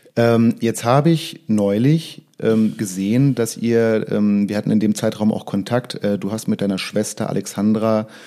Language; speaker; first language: German; early bilingual, other home language; Russian